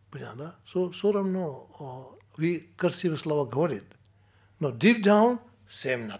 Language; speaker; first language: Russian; non-native, learner; Tibetan